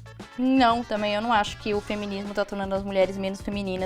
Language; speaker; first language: Portuguese; native; Portuguese